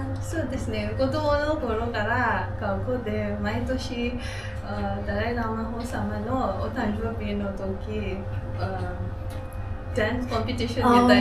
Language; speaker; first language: Japanese; non-native, fluent; Tibetan